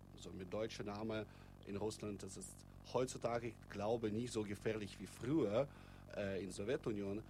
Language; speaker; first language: German; non-native, fluent; Russian